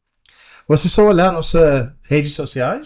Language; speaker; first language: Portuguese; non-native, learner; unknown